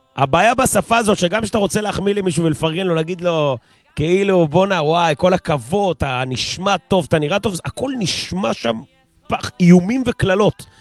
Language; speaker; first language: Hebrew; native; Hebrew